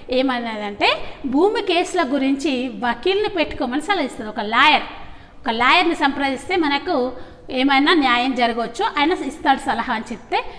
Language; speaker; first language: Telugu; native; Telugu